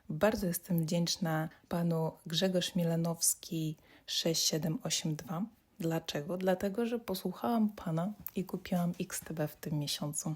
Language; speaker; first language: Polish; non-native, fluent; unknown